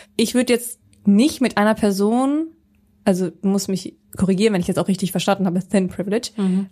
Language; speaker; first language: German; early bilingual, other home language; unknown